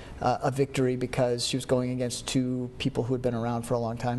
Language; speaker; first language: English; native; English